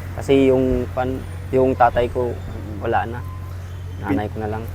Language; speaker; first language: Filipino; non-native, local second language; Tausug